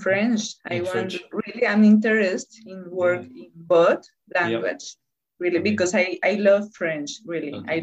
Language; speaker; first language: English; non-native, learner; Spanish